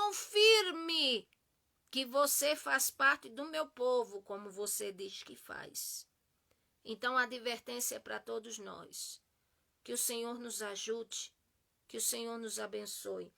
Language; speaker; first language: Portuguese; native; Portuguese